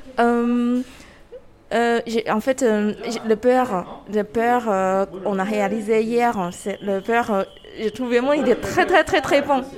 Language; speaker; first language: French; non-native, learner; Chinese